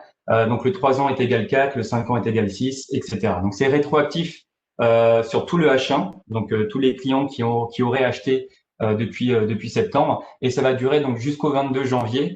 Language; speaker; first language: French; native; French